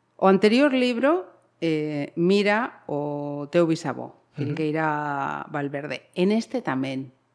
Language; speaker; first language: Galician; non-native, local second language; Spanish